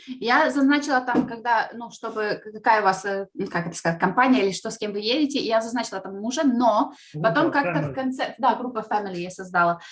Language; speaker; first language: Russian; native; Russian